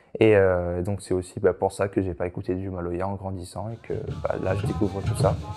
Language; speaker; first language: French; native; French